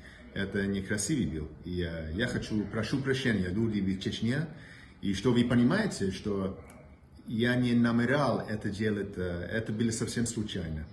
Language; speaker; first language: Russian; non-native, learner; English